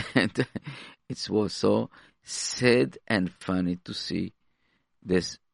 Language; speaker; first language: English; non-native, fluent; Hebrew